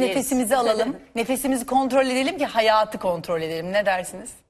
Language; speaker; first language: Turkish; native; Turkish